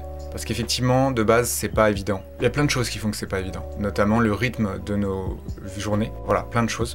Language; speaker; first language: French; native; French